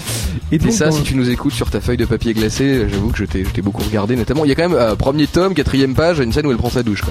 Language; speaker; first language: French; native; French